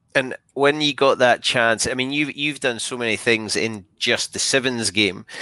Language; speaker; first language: English; native; English